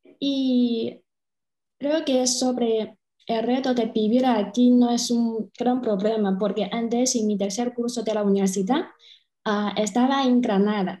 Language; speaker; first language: Spanish; non-native, fluent; Chinese